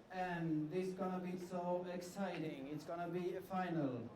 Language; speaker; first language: English; non-native, fluent; Swedish